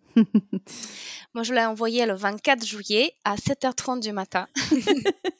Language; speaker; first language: French; non-native, fluent; Polish